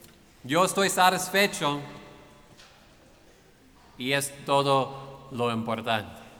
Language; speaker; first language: Spanish; non-native, fluent; English